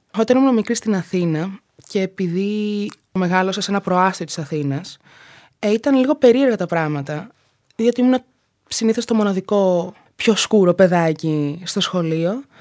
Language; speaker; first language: Greek; native; Greek